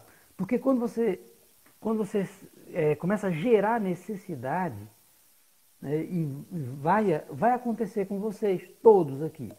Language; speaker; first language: Portuguese; native; Portuguese